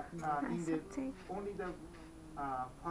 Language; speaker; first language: English; non-native, fluent; Japanese